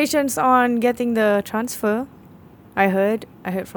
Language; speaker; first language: English; non-native, local second language; Malay